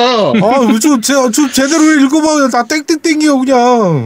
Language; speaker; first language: Korean; native; Korean